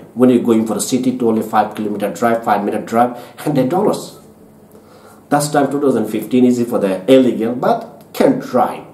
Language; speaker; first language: English; non-native, learner; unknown